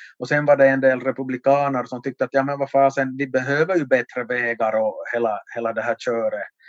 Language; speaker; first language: Swedish; native; Swedish